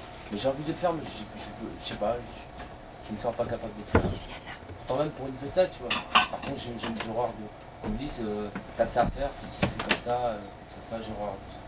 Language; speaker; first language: French; native; French